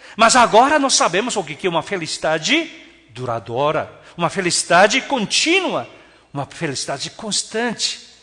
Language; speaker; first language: Portuguese; non-native, fluent; Korean